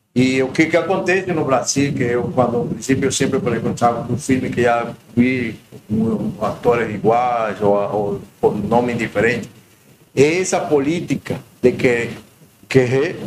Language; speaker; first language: Portuguese; non-native, learner; Spanish